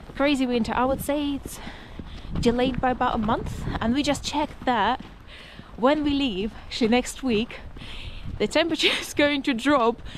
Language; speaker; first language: English; non-native, fluent; Russian